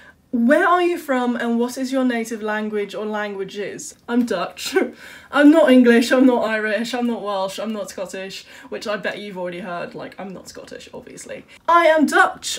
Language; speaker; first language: English; non-native, fluent; Dutch